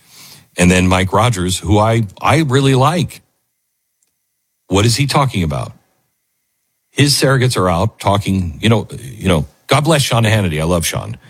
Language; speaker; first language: English; native; English